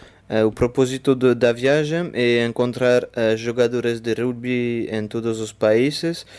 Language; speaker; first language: Portuguese; non-native, fluent; French